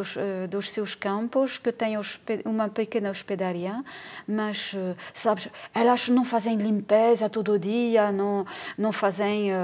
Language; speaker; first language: Portuguese; non-native, fluent; French